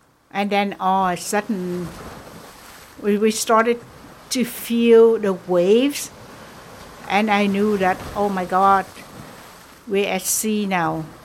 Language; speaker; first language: English; non-native, fluent; Vietnamese